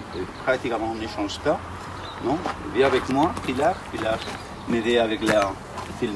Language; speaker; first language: French; non-native, learner; Spanish